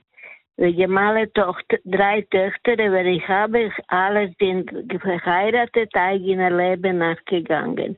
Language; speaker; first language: German; non-native, fluent; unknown